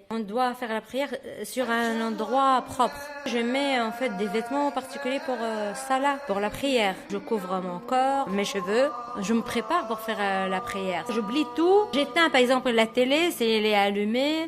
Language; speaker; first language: French; non-native, fluent; Arabic